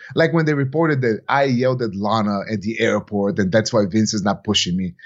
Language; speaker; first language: English; non-native, fluent; Bulgarian